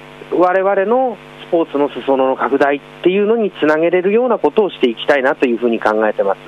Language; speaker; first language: Japanese; native; Japanese